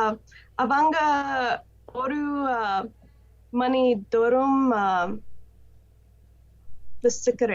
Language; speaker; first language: Tamil; non-native, learner; English